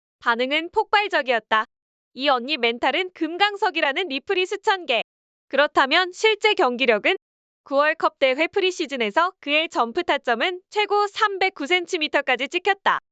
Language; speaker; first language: Korean; native; Korean